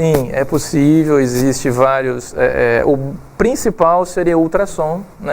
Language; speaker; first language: Portuguese; native; Portuguese